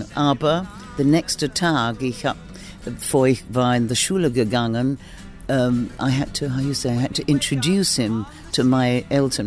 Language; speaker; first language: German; non-native, fluent; English